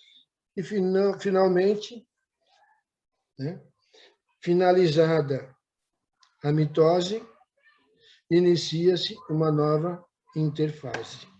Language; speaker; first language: Portuguese; native; Portuguese